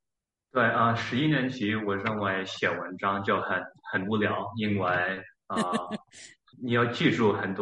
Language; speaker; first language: Chinese; early bilingual, heritage; Chinese